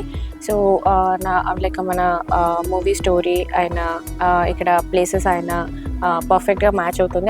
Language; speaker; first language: Telugu; non-native, learner; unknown